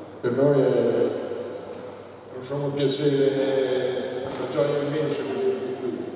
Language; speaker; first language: Italian; native; Italian